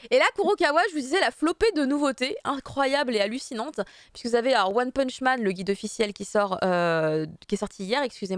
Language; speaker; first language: French; native; French